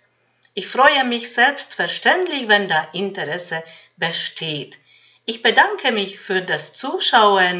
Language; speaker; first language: German; non-native, fluent; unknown